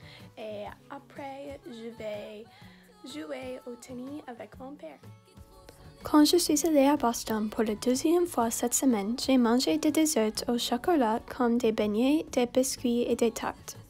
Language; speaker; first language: French; non-native, learner; English